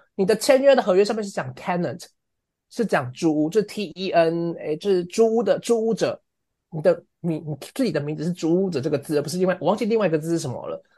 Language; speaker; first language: Chinese; native; Chinese